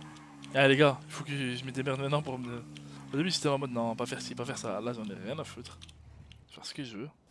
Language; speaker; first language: French; native; French